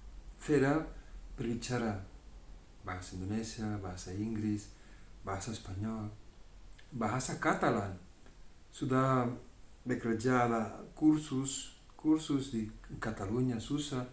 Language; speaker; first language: Indonesian; non-native, learner; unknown